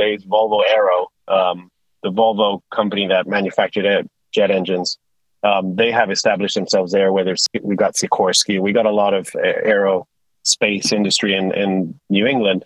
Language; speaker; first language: English; non-native, fluent; Spanish